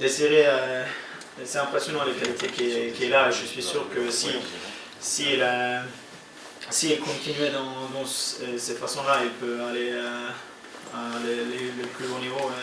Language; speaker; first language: French; non-native, fluent; Norwegian